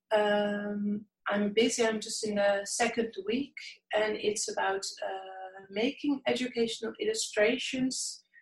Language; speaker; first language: English; non-native, fluent; Dutch